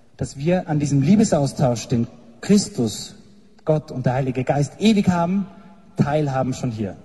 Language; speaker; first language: German; native; German